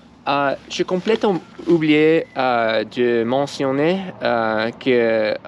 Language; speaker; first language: French; non-native, learner; English